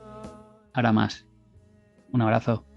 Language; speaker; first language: Spanish; native; Spanish